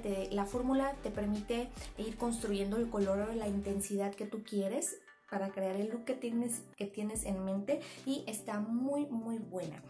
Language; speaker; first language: Spanish; native; Spanish